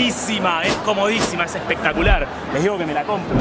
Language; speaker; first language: Spanish; native; Spanish